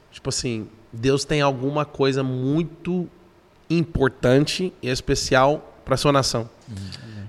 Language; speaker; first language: Portuguese; non-native, fluent; English